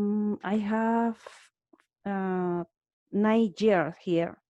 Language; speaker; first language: English; non-native, learner; Spanish